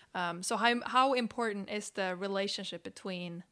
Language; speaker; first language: English; non-native, fluent; Swedish